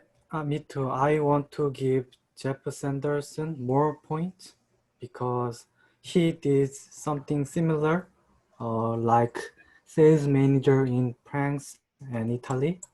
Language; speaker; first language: English; non-native, learner; Korean